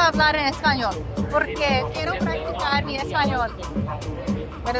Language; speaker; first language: Spanish; non-native, learner; English